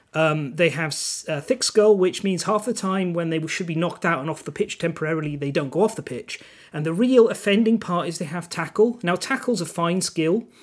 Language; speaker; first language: English; non-native, local second language; Welsh